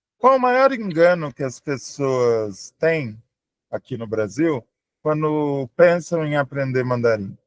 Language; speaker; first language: Portuguese; native; Portuguese